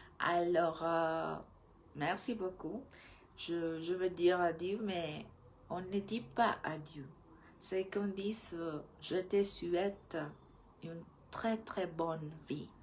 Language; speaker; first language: French; non-native, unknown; Spanish